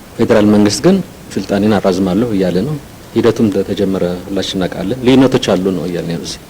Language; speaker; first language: Amharic; non-native, local second language; Tigrinya